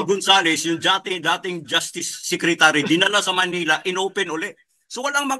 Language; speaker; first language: Filipino; native; Filipino